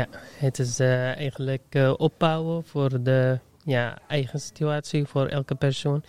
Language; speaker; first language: Dutch; non-native, fluent; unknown